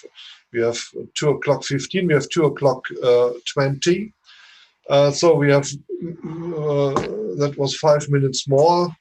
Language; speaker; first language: English; non-native, fluent; German